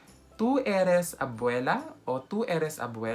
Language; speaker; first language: Spanish; non-native, fluent; Filipino